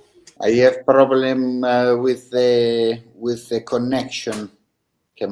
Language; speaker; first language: English; non-native, learner; Italian